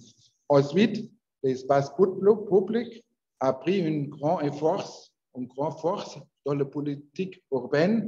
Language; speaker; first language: French; non-native, learner; Spanish